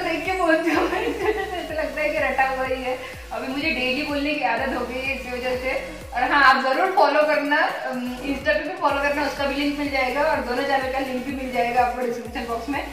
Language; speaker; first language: Hindi; non-native, local second language; Marathi